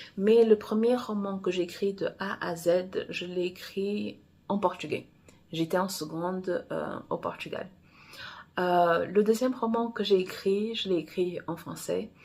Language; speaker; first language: French; non-native, fluent; Portuguese